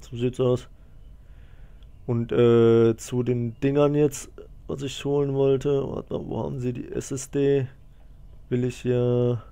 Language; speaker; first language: German; native; German